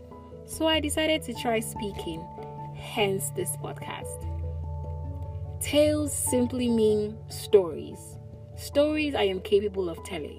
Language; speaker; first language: English; non-native, local second language; Igbo